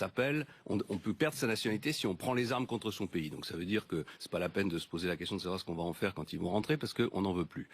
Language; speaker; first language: French; native; French